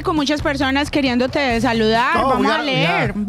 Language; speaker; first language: Spanish; native; Spanish